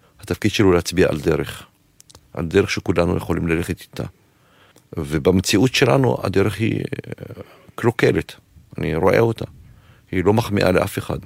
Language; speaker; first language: Hebrew; non-native, local second language; Arabic